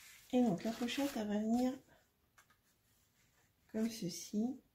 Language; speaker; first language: French; native; French